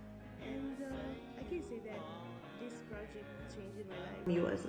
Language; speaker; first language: English; non-native, learner; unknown